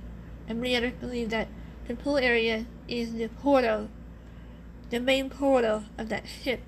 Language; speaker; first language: English; native; English